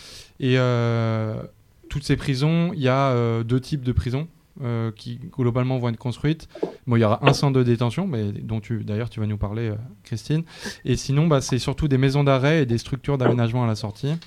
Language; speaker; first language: French; native; French